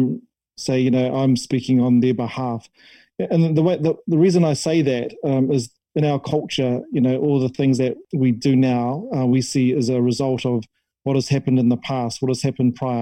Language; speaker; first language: English; native; English